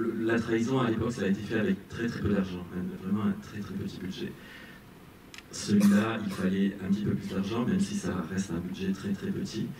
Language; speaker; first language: French; native; French